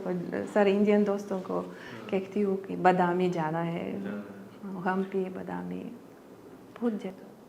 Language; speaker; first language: Hindi; non-native, learner; Lithuanian